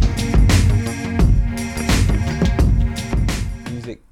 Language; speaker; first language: English; native; English